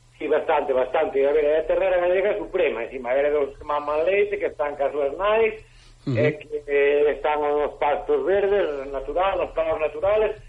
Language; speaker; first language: Galician; native; Galician